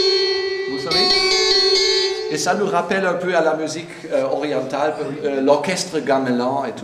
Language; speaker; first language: French; non-native, fluent; German